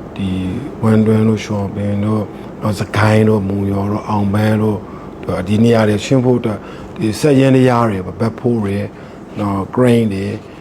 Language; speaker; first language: Burmese; native; Burmese